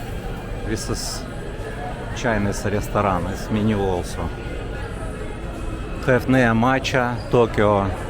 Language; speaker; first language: English; non-native, learner; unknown